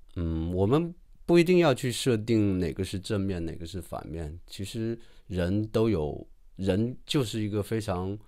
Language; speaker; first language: Chinese; native; Chinese